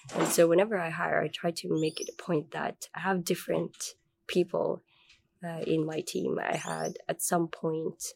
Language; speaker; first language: English; non-native, local second language; Filipino